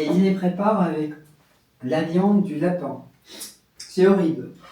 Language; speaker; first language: French; non-native, local second language; Arabic